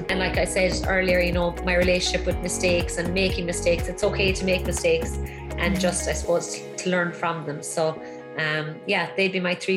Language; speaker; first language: English; native; English